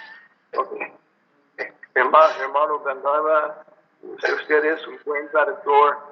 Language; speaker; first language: Spanish; non-native, learner; English